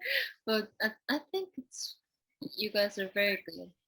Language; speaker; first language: English; non-native, fluent; Korean